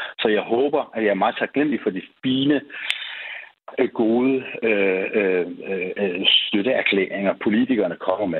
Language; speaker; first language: Danish; early bilingual, other home language; Persian